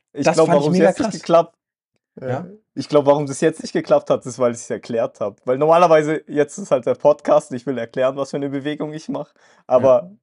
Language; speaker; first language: German; native; German